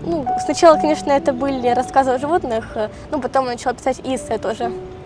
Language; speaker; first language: Russian; native; Russian